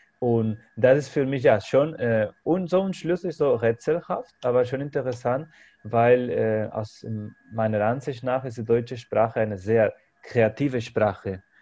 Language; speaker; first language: German; non-native, fluent; Spanish